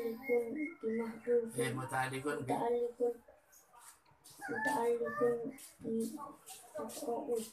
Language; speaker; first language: Arabic; non-native, learner; Javanese